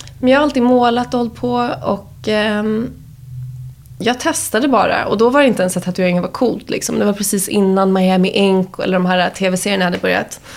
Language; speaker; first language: Swedish; early bilingual, heritage; Swedish